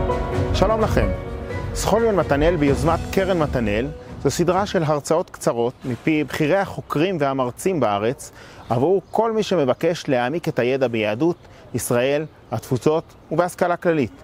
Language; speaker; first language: Hebrew; native; Hebrew